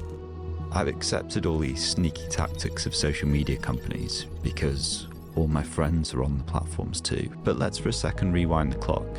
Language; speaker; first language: English; native; English